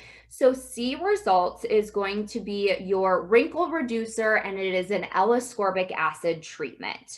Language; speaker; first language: English; native; English